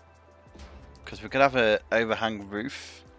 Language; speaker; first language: English; native; English